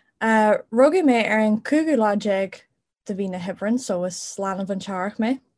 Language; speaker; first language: Irish; non-native, local second language; English